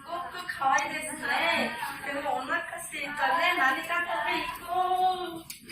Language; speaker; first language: Japanese; non-native, learner; Korean